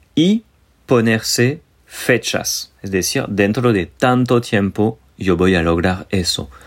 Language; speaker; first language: Spanish; non-native, fluent; French